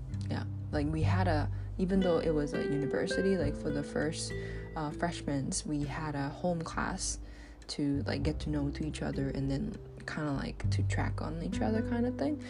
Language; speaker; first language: English; non-native, fluent; Japanese